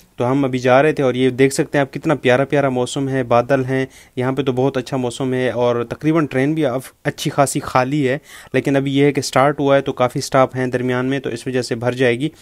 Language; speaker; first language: Urdu; native; Urdu